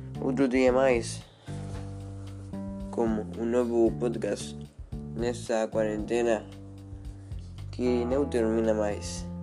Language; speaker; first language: Portuguese; non-native, learner; Spanish